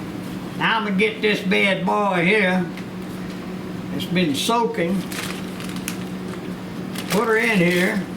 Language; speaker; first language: English; native; English